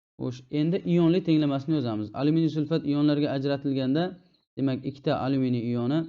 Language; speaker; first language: Uzbek; native; Uzbek